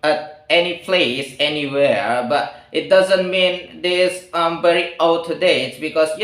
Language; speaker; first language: English; non-native, learner; Indonesian